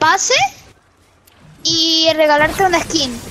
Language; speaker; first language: Spanish; native; Spanish